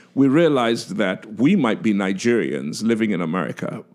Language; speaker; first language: English; non-native, local second language; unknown